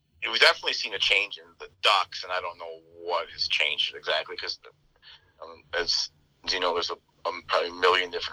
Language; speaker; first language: English; native; English